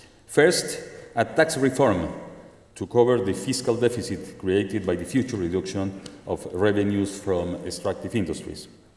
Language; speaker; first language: English; non-native, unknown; Spanish